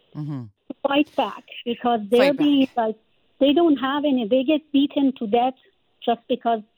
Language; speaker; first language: English; non-native, fluent; Persian